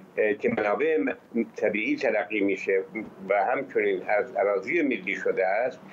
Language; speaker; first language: Persian; native; Persian